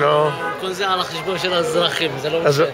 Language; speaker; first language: Hebrew; non-native, local second language; Arabic